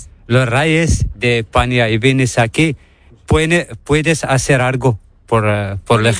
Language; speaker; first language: Spanish; non-native, learner; Arabic